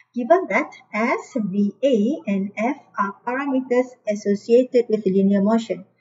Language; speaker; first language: English; non-native, local second language; Malay